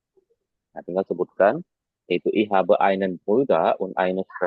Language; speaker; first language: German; non-native, fluent; Indonesian